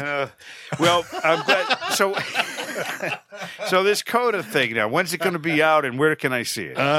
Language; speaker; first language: English; native; English